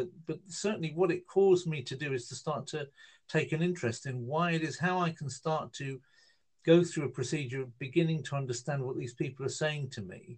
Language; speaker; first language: English; native; English